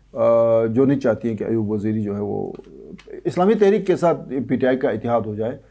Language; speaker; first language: Urdu; non-native, local second language; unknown